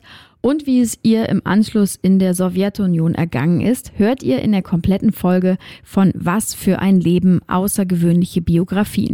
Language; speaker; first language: German; native; German